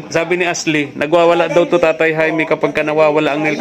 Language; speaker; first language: Filipino; native; Filipino